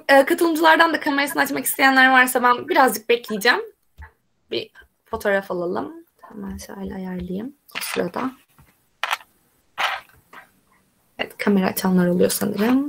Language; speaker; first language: Turkish; native; Turkish